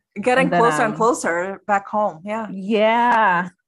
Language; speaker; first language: English; early bilingual, other home language; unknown